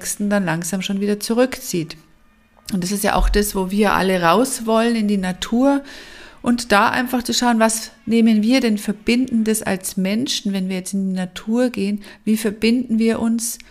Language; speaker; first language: German; native; German